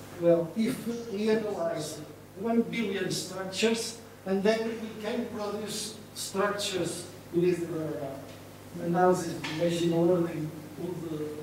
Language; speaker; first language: English; non-native, learner; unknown